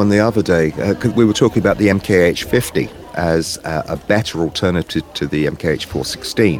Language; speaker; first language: English; native; English